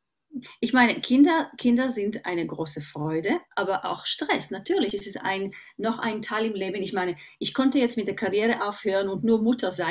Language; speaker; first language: German; non-native, fluent; Hebrew